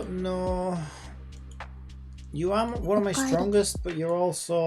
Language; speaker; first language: English; native; English